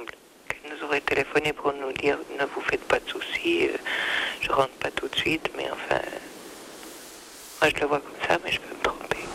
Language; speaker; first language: French; native; French